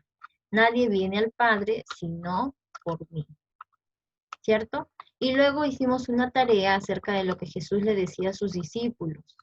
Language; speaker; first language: Spanish; native; Spanish